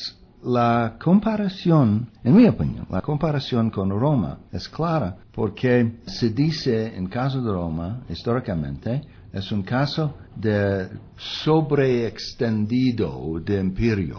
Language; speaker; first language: Spanish; non-native, fluent; English